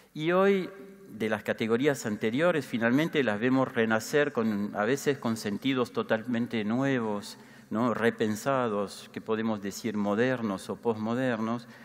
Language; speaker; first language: Spanish; non-native, fluent; French